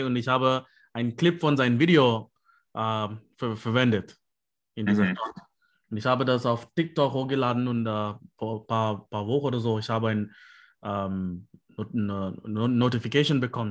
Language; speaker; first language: German; non-native, fluent; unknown